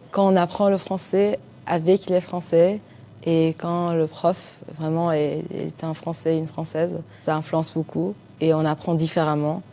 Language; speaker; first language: French; non-native, fluent; Persian